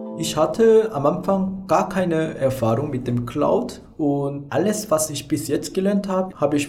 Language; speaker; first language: German; non-native, fluent; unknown